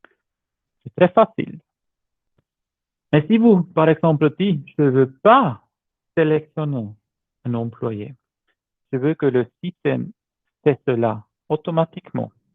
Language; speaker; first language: French; non-native, learner; German